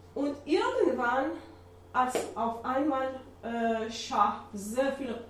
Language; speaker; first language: German; non-native, learner; Persian